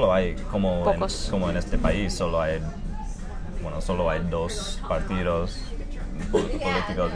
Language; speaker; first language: Spanish; non-native, fluent; English